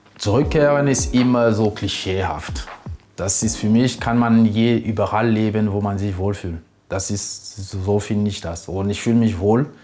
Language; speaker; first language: German; non-native, fluent; French